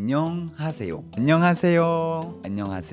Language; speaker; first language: Korean; non-native, fluent; French